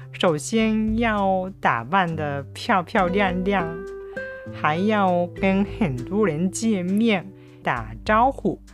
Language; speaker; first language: Chinese; non-native, fluent; Japanese